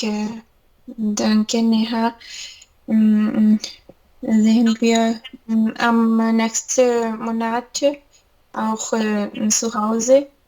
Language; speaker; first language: German; non-native, learner; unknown